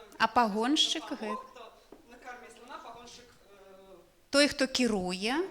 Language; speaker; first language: Belarusian; non-native, local second language; Russian